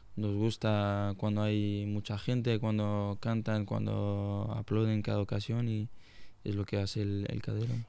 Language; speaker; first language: Spanish; non-native, fluent; French